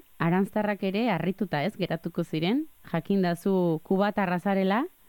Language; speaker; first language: Basque; native; Basque